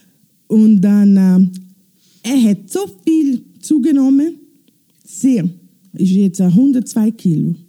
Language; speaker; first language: German; non-native, learner; Italian